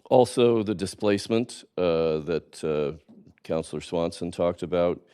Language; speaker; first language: English; native; English